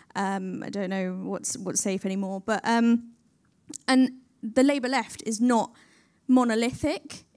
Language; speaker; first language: English; native; English